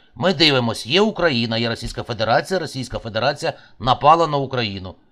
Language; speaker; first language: Ukrainian; native; Ukrainian